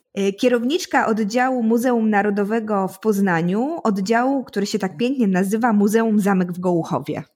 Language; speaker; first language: Polish; native; Polish